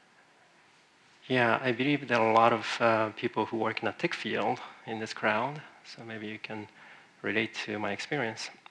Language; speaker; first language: English; non-native, fluent; Japanese